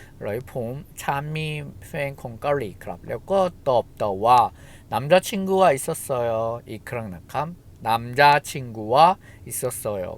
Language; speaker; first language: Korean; non-native, fluent; Thai